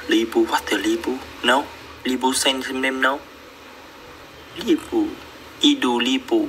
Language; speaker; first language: English; non-native, learner; Vietnamese